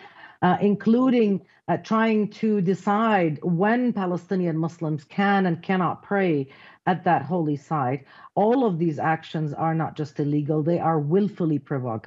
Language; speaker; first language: English; non-native, fluent; Arabic